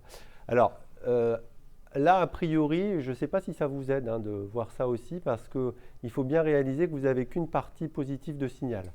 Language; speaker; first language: French; native; French